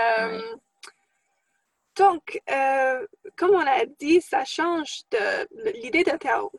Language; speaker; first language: French; non-native, fluent; English